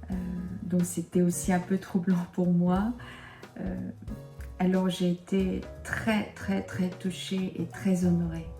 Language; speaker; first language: French; non-native, fluent; Korean